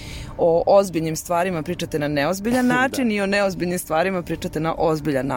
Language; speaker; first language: Serbian; native; Serbian